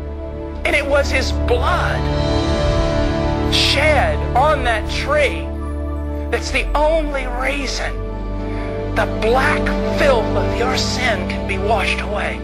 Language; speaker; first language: English; native; English